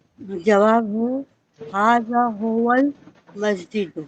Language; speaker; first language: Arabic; non-native, learner; Urdu